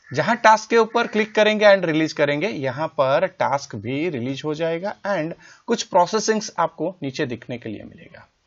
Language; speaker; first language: Hindi; native; Hindi